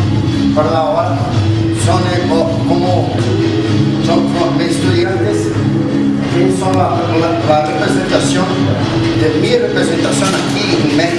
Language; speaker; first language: Spanish; non-native, learner; Portuguese